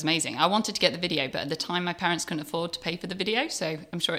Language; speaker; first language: English; native; English